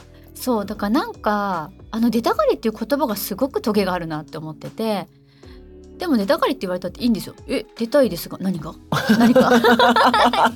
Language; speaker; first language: Japanese; native; Japanese